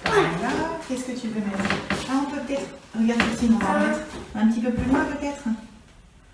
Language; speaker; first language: French; native; French